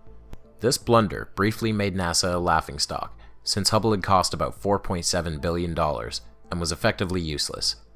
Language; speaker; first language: English; native; English